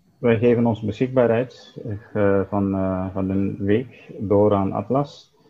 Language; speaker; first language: Dutch; non-native, fluent; Turkish